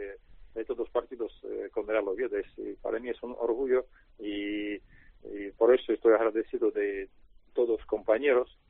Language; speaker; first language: Spanish; non-native, learner; Russian